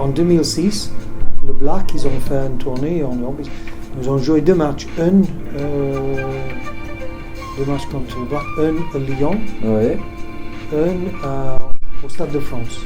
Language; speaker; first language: French; non-native, fluent; English